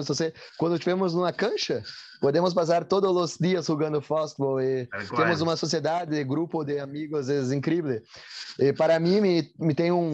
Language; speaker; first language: Spanish; non-native, learner; Portuguese